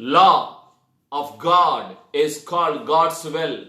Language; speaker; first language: English; non-native, local second language; Telugu